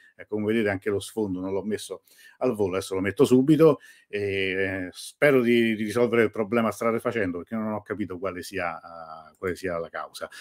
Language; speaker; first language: Italian; native; Italian